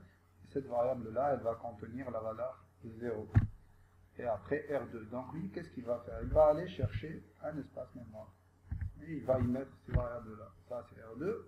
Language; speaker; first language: French; non-native, local second language; Arabic